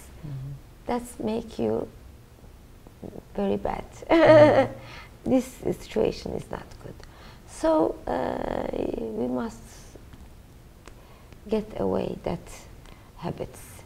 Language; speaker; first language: English; non-native, learner; Turkish